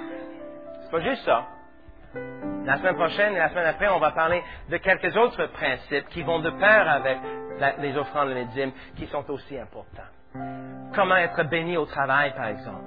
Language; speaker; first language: French; native; French